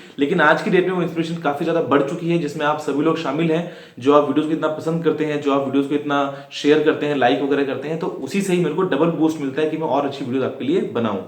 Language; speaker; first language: Hindi; native; Hindi